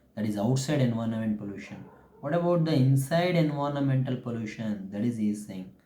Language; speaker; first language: English; non-native, local second language; Kannada